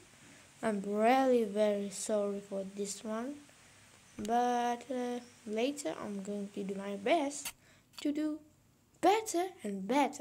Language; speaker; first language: English; non-native, fluent; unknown